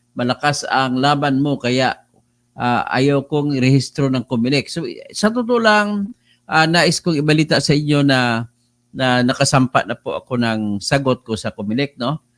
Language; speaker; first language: Filipino; non-native, local second language; Cebuano